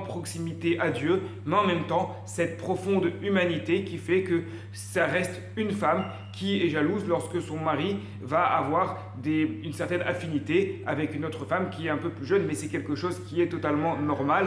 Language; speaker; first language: French; native; French